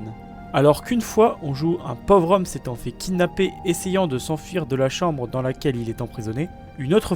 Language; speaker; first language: French; native; French